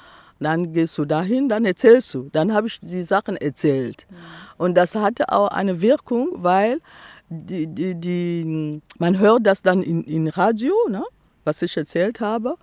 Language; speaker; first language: German; non-native, local second language; French